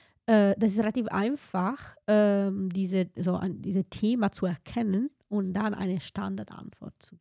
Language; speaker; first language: German; non-native, fluent; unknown